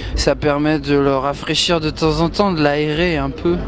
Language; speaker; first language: French; native; French